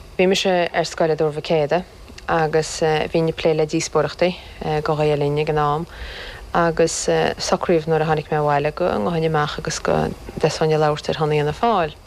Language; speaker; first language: Irish; native; Irish